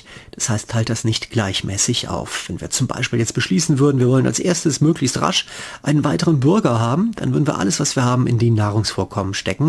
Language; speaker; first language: German; native; German